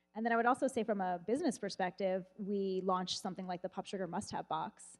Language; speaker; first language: English; native; English